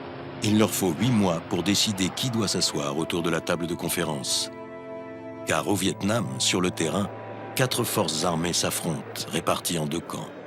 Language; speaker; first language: French; native; French